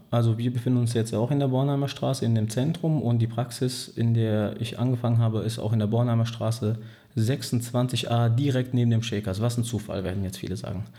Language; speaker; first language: German; early bilingual, other home language; Turkish